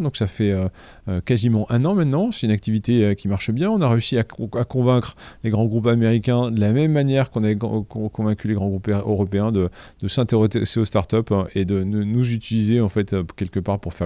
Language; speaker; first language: French; native; French